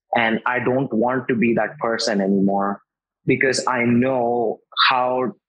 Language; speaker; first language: English; non-native, local second language; Hindi